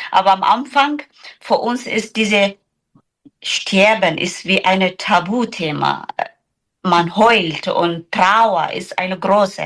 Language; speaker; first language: German; non-native, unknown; Tigrinya